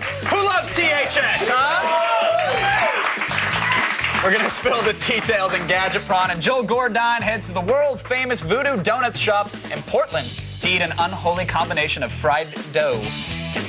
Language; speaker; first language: English; native; English